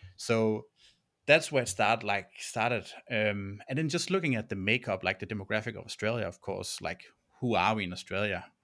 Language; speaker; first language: English; non-native, fluent; Danish